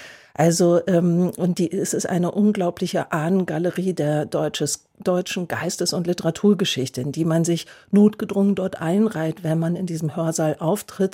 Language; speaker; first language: German; native; German